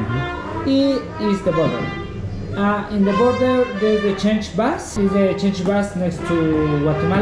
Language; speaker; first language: English; non-native, learner; Spanish